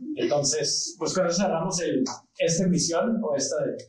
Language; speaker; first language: Spanish; native; Spanish